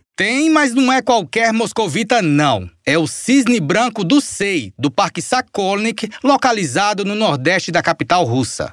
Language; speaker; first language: Portuguese; native; Portuguese